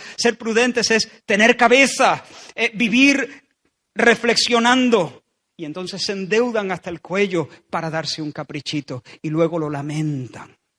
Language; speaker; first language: Spanish; native; Spanish